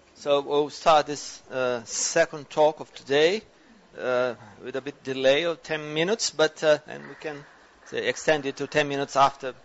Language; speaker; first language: English; non-native, fluent; Portuguese